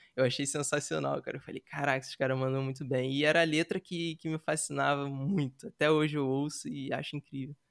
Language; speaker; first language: Portuguese; native; Portuguese